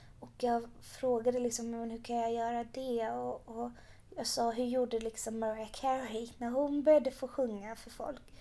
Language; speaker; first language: Swedish; early bilingual, other home language; Persian